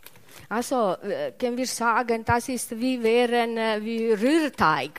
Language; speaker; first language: German; non-native, learner; Italian